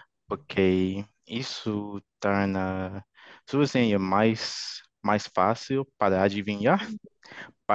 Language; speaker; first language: Portuguese; non-native, fluent; English